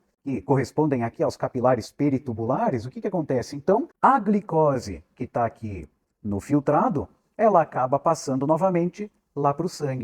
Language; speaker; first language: Portuguese; native; Portuguese